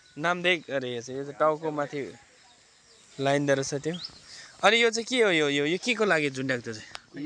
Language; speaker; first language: Nepali; non-native, local second language; Limbu